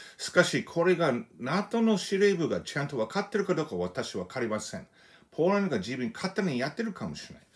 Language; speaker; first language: Japanese; non-native, fluent; English